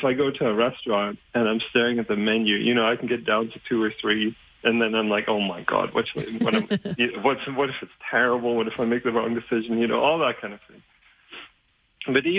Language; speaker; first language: English; non-native, fluent; German